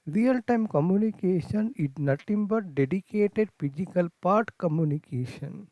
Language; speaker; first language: English; non-native, local second language; Kannada